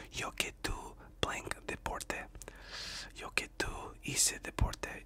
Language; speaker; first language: Spanish; non-native, learner; English